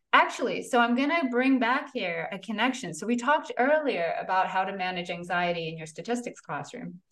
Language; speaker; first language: English; native; English